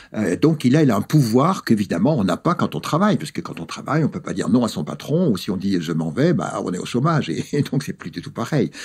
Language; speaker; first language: French; native; French